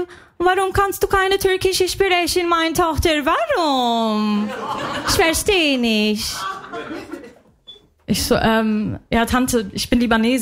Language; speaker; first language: German; early bilingual, other home language; Arabic